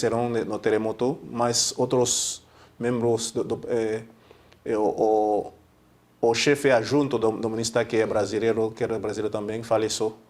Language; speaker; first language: Portuguese; non-native, fluent; Haitian Creole